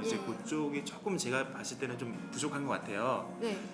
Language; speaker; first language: Korean; native; Korean